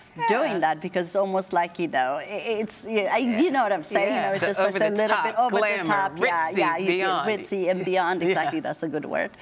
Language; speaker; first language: English; non-native, fluent; Amharic